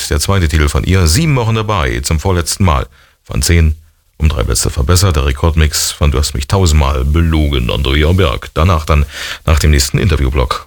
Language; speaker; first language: German; native; German